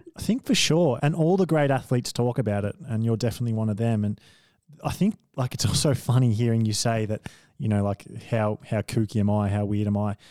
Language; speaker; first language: English; native; English